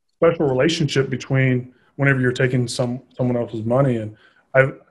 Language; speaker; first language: English; native; English